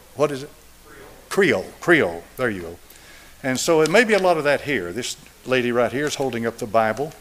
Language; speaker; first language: English; native; English